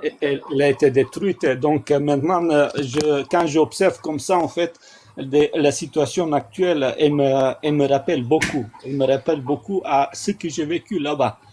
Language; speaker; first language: French; non-native, fluent; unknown